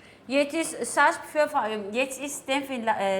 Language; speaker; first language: German; non-native, learner; Turkish